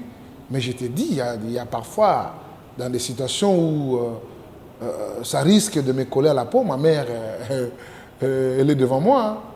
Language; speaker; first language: French; non-native, local second language; Lingala